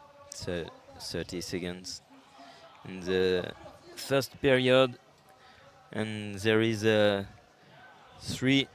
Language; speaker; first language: English; non-native, learner; French